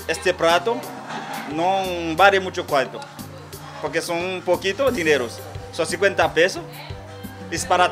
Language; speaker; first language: Spanish; non-native, learner; Haitian Creole